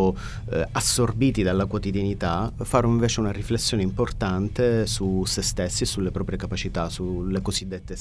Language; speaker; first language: Italian; native; Italian